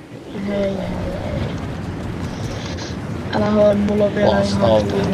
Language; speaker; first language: Finnish; native; Finnish